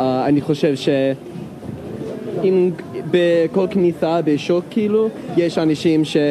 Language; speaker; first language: Hebrew; non-native, learner; English